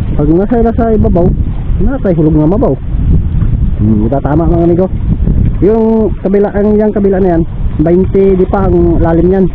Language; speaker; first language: Filipino; non-native, local second language; Cebuano